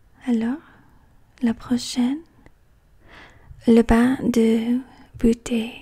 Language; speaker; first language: French; non-native, learner; English